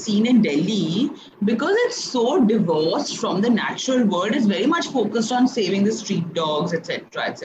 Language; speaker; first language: English; non-native, local second language; Hindi